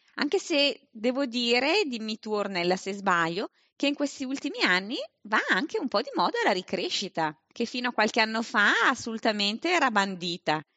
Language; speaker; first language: Italian; native; Italian